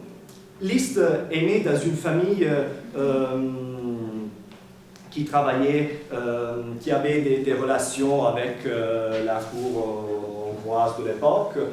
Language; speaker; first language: French; non-native, fluent; Italian